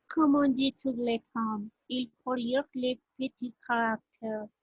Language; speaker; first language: French; non-native, learner; Spanish